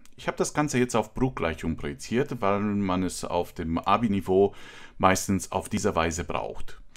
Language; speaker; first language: German; non-native, fluent; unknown